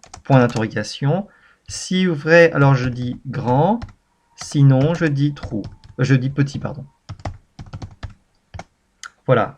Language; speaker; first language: French; native; French